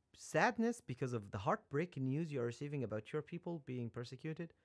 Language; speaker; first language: English; non-native, fluent; Arabic